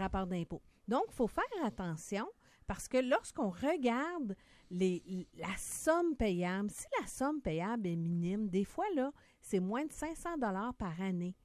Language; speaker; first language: French; native; French